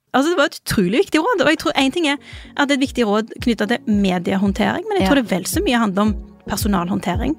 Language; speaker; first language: Norwegian; early bilingual, other home language; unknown